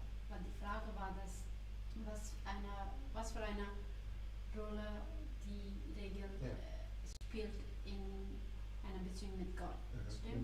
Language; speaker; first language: German; non-native, fluent; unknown